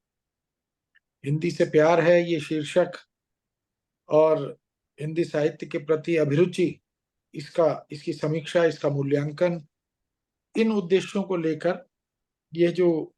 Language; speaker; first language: Hindi; native; Hindi